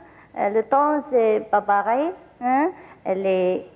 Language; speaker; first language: French; non-native, learner; Vietnamese